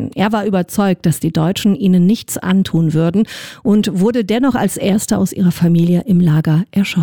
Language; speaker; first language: German; native; German